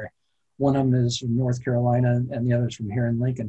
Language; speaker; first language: English; native; English